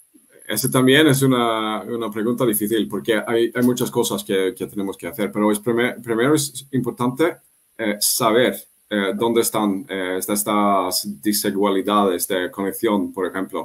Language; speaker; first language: Spanish; non-native, fluent; Swedish